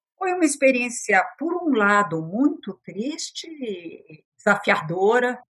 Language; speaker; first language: Portuguese; early bilingual, other home language; French